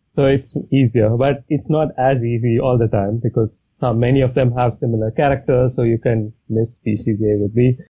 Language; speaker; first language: English; non-native, local second language; Tamil